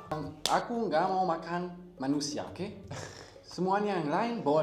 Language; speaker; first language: Indonesian; non-native, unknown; German